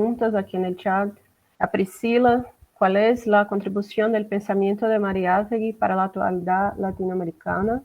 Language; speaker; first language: Spanish; non-native, learner; Portuguese